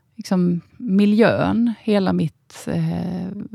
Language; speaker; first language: Swedish; native; Swedish